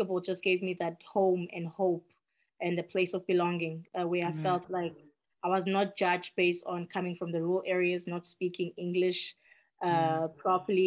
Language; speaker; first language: English; non-native, local second language; Xhosa